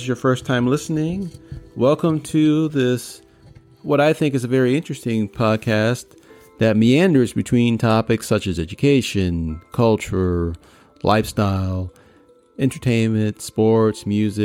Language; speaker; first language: English; native; English